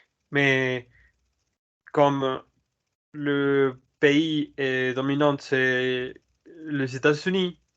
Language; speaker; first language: French; non-native, learner; Spanish